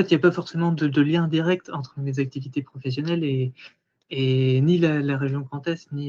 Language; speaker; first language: French; native; French